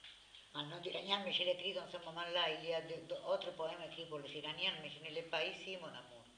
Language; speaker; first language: French; non-native, learner; Spanish